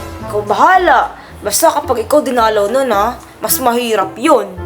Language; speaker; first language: Filipino; native; Filipino